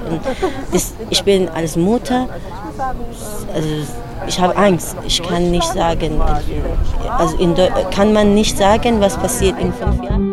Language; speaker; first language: German; non-native, fluent; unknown